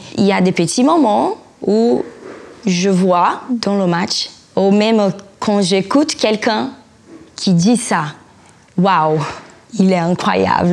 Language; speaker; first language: French; non-native, fluent; Portuguese